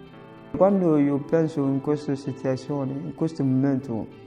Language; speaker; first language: Italian; non-native, learner; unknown